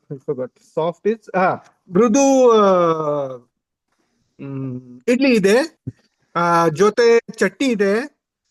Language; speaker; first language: Kannada; non-native, learner; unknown